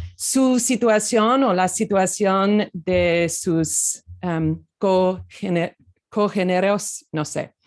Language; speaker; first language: Spanish; non-native, fluent; English